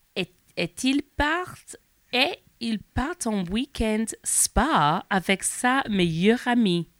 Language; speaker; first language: French; non-native, learner; English